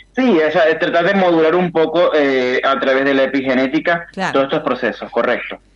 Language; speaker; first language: Spanish; native; Spanish